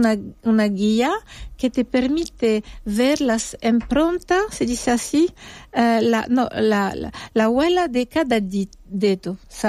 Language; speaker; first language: Spanish; non-native, fluent; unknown